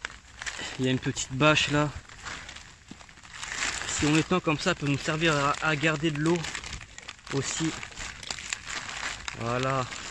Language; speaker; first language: French; native; French